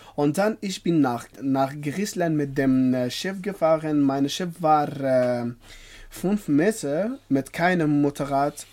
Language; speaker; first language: German; non-native, learner; Persian